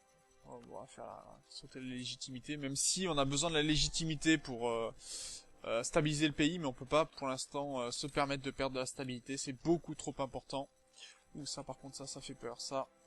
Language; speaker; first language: French; native; French